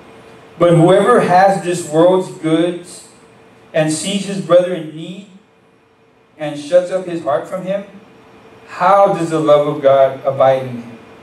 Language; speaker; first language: English; native; English